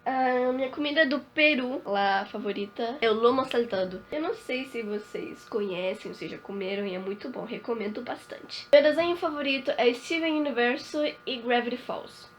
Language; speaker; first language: Portuguese; early bilingual, other home language; Spanish